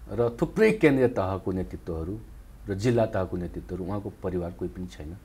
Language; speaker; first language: Nepali; non-native, local second language; Dangaura Tharu